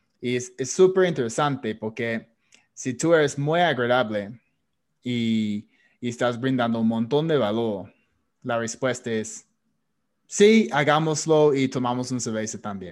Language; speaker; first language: Spanish; non-native, fluent; English